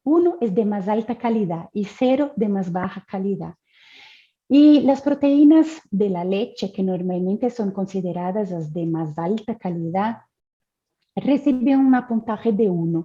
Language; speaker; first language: Spanish; non-native, fluent; Portuguese